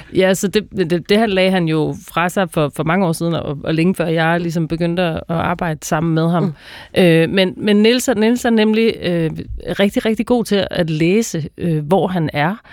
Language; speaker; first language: Danish; native; Danish